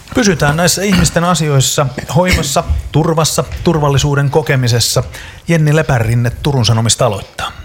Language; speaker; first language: Finnish; native; Finnish